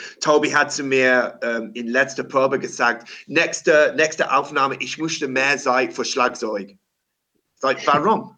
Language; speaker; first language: German; non-native, learner; English